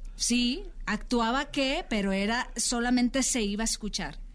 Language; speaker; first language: Spanish; native; Spanish